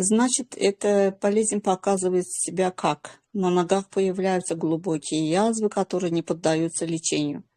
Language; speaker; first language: Russian; non-native, local second language; Azerbaijani